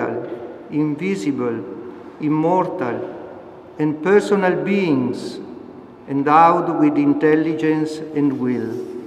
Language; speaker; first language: English; non-native, fluent; Italian